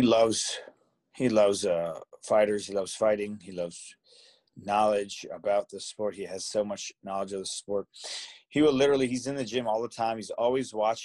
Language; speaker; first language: English; native; English